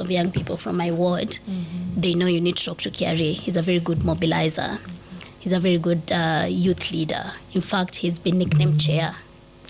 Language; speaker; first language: English; non-native, local second language; Swahili